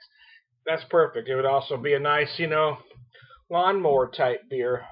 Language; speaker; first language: English; native; English